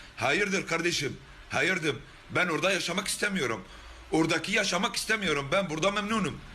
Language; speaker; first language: Turkish; non-native, learner; Arabic